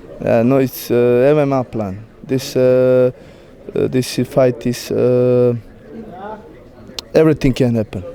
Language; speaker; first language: English; non-native, learner; Croatian